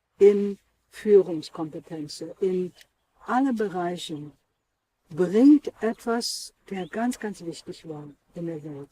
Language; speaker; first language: German; non-native, fluent; English